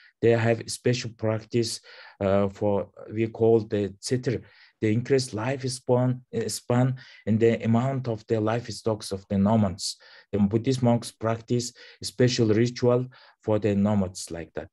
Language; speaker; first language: English; non-native, learner; Mongolian